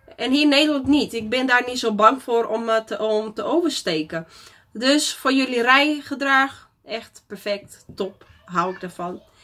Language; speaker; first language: Dutch; non-native, fluent; Portuguese